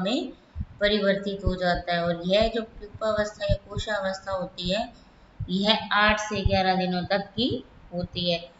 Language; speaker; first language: Hindi; native; Hindi